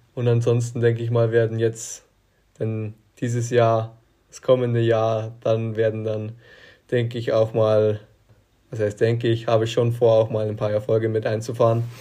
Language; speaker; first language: German; native; German